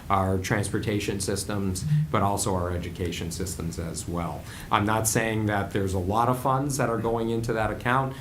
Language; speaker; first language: English; native; English